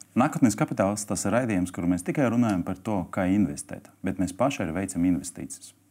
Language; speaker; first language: Latvian; non-native, local second language; Russian